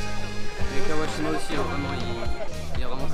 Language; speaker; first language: French; native; French